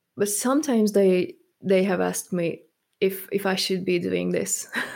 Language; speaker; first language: English; non-native, fluent; Hungarian